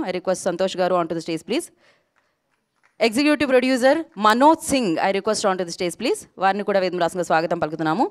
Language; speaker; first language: Telugu; native; Telugu